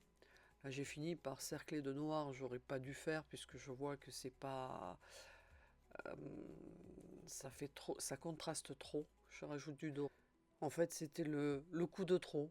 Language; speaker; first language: French; native; French